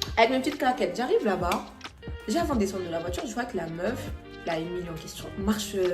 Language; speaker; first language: French; native; French